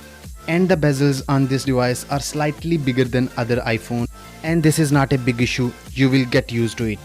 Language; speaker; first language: English; non-native, local second language; Urdu